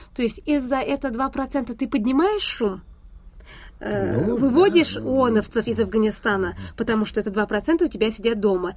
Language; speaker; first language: Russian; non-native, fluent; Pashto